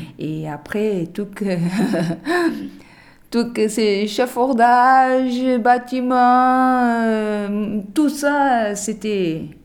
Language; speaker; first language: French; non-native, learner; Portuguese